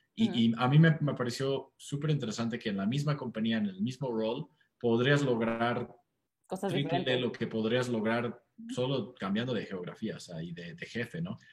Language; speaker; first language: Spanish; non-native, fluent; English